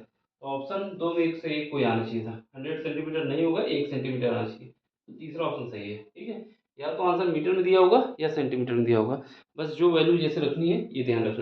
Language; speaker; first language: Hindi; native; Hindi